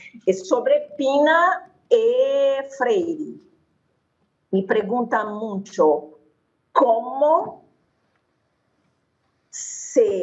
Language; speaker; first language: Spanish; non-native, fluent; Portuguese